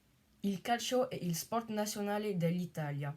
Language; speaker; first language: Italian; non-native, learner; French